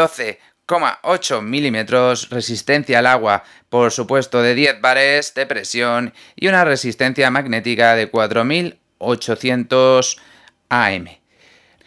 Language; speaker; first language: Spanish; native; Spanish